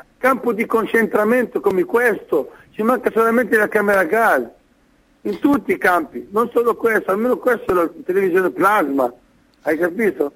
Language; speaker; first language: Italian; non-native, fluent; Arabic